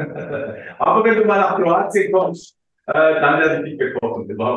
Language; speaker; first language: German; early bilingual, other home language; Croatian